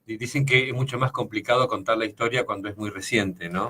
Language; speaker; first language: Spanish; native; Spanish